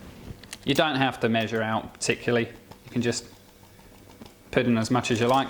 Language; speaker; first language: English; native; English